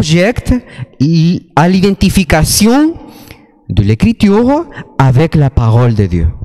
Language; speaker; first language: French; non-native, fluent; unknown